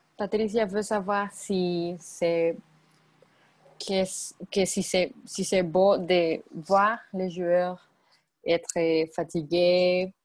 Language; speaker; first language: French; non-native, learner; Spanish